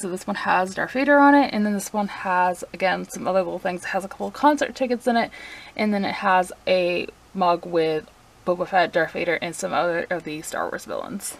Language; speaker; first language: English; native; English